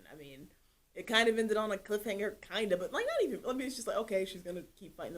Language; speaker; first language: English; native; English